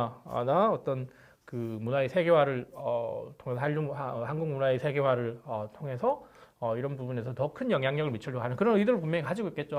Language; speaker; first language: Korean; native; Korean